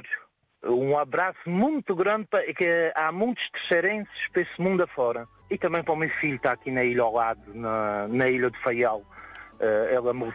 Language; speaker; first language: Portuguese; native; Portuguese